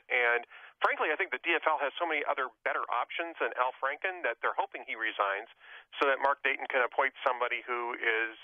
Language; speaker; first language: English; native; English